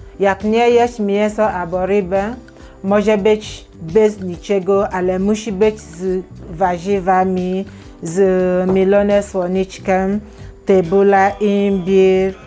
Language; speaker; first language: Polish; non-native, learner; Igbo